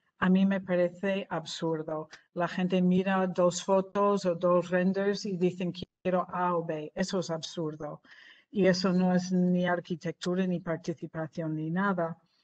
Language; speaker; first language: Spanish; non-native, fluent; English